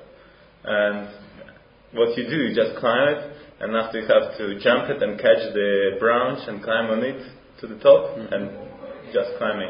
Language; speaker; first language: English; non-native, fluent; Russian